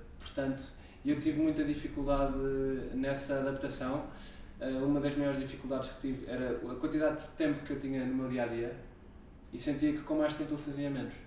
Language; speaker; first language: Portuguese; native; Portuguese